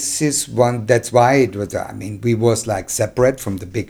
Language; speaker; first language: English; non-native, fluent; German